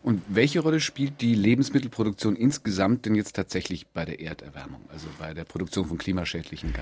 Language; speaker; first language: German; native; German